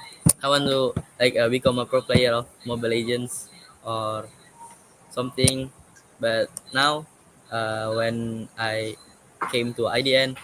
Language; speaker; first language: English; non-native, learner; Indonesian